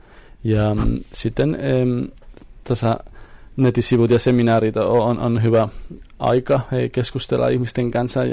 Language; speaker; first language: Finnish; non-native, fluent; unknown